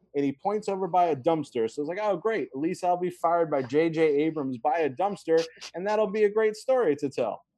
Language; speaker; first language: English; native; English